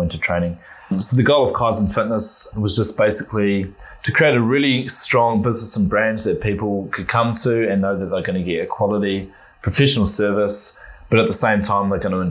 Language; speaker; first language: English; native; English